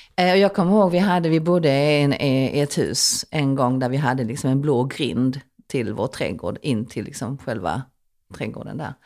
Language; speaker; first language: Swedish; early bilingual, other home language; Korean